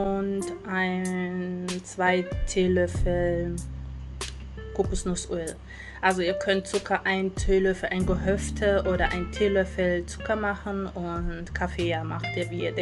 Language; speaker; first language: German; non-native, fluent; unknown